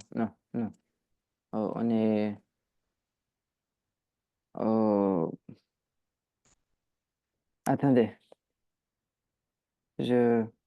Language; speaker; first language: French; non-native, learner; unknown